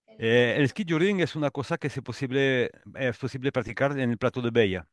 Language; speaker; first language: Spanish; non-native, learner; French